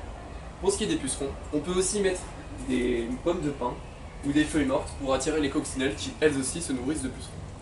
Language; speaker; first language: French; native; French